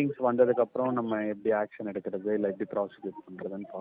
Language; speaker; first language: Tamil; native; Tamil